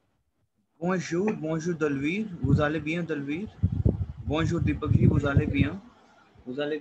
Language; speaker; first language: French; non-native, fluent; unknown